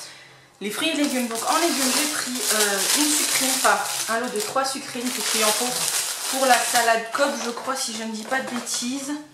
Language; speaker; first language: French; native; French